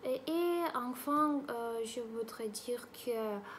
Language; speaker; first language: French; non-native, learner; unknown